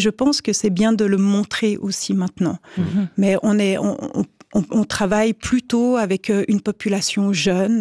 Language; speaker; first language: French; native; French